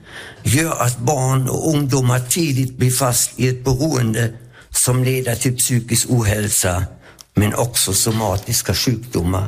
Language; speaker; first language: Swedish; non-native, fluent; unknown